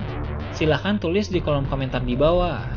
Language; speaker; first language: Indonesian; native; Indonesian